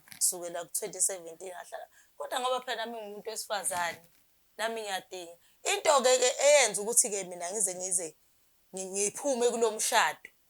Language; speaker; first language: Zulu; native; Zulu